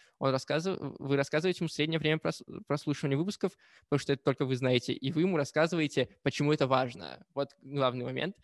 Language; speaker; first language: Russian; native; Russian